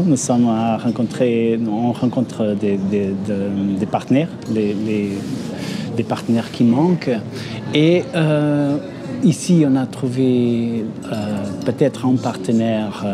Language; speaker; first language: French; non-native, fluent; Portuguese